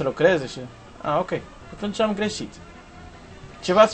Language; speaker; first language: Romanian; non-native, learner; Portuguese